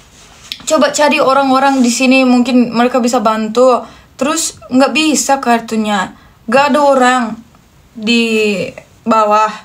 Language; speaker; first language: Indonesian; non-native, fluent; Turkish